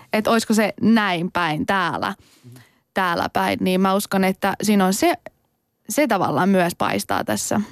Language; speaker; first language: Finnish; early bilingual, other home language; Persian